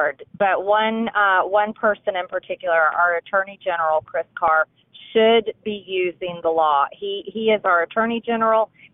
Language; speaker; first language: English; native; English